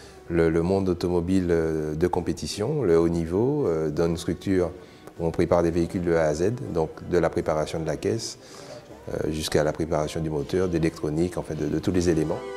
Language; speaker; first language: French; native; French